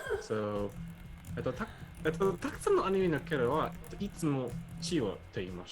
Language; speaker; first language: Japanese; non-native, learner; English